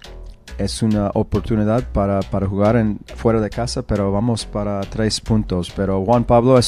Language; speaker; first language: Spanish; non-native, learner; English